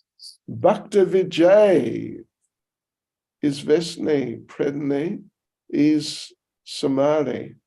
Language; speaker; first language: Russian; non-native, learner; English